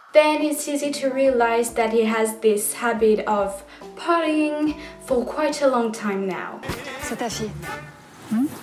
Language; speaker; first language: English; non-native, fluent; French